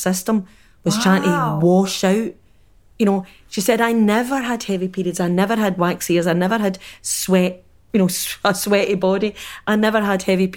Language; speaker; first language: English; native; English